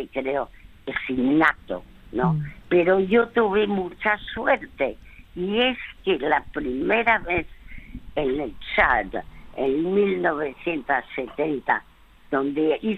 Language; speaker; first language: Spanish; early bilingual, other home language; French